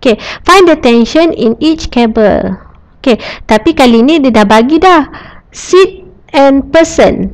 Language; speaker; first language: English; non-native, local second language; Malay